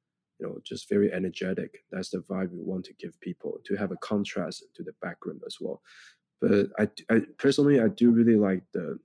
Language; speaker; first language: English; non-native, fluent; Chinese